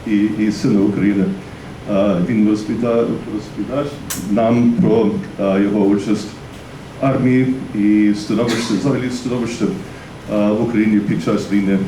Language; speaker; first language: Ukrainian; early bilingual, heritage; English